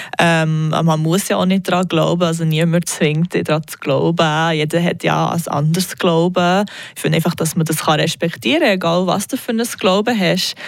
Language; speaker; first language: German; non-native, local second language; English